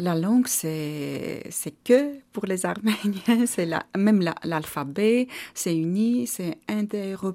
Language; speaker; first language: French; non-native, learner; Armenian